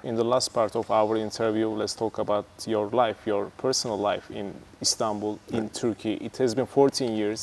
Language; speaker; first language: English; non-native, fluent; Turkish